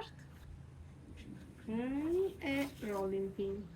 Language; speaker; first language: English; non-native, learner; Italian